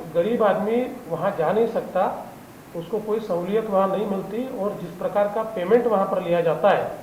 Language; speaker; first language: Hindi; non-native, local second language; Marathi